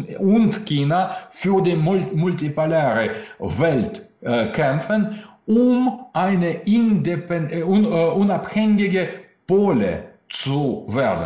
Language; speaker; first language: German; non-native, learner; Russian